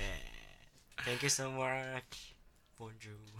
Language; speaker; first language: English; non-native, learner; Japanese